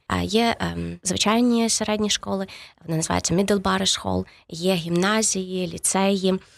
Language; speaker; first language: Ukrainian; native; Ukrainian